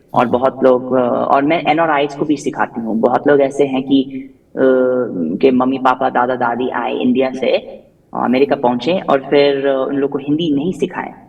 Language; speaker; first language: Hindi; non-native, fluent; English